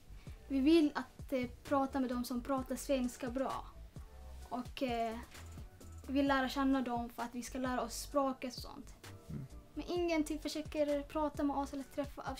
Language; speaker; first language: Swedish; non-native, learner; Tigrinya